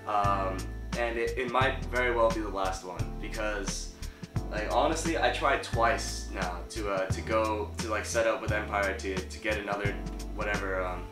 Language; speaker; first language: English; native; English